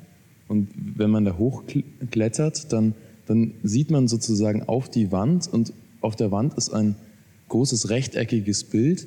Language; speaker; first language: German; native; German